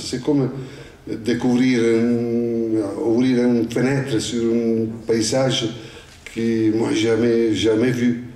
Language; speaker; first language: French; non-native, fluent; Italian